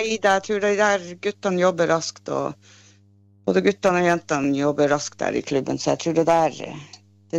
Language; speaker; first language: Norwegian; native; Norwegian